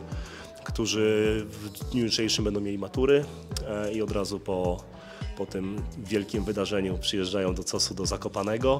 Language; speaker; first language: Polish; native; Polish